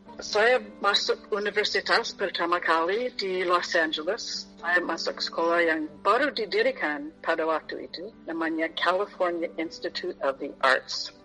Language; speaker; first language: Indonesian; non-native, fluent; English